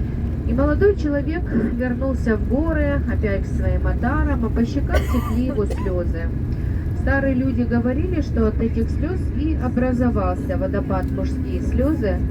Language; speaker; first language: Russian; native; Russian